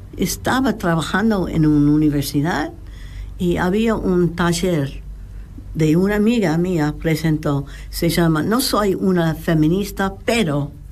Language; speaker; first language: Spanish; non-native, fluent; English